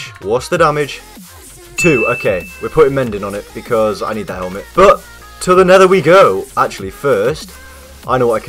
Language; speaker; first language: English; native; English